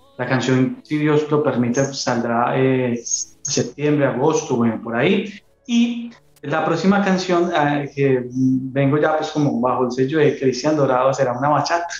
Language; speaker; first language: Spanish; native; Spanish